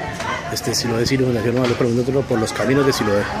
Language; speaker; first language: Spanish; native; Spanish